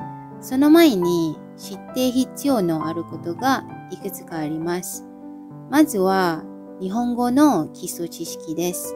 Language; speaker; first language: Japanese; non-native, fluent; Malay